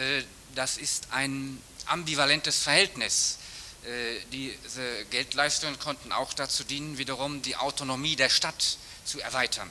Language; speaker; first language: German; native; German